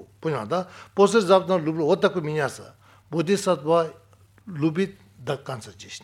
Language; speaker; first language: Russian; non-native, learner; Tibetan